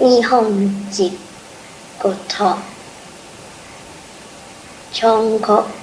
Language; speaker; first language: Japanese; non-native, learner; English